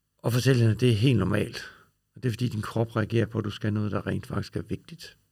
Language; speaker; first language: Danish; native; Danish